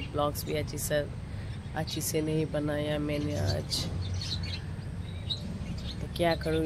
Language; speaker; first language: Hindi; non-native, local second language; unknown